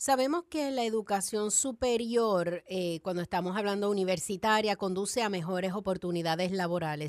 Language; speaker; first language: Spanish; native; Spanish